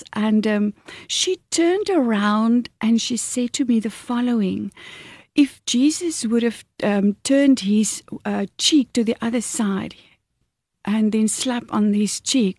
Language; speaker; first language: English; non-native, fluent; Afrikaans